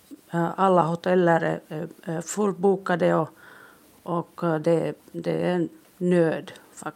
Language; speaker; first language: Swedish; non-native, local second language; Finnish